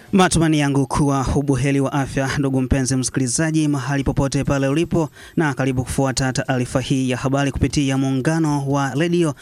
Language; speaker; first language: Swahili; non-native, local second language; Rundi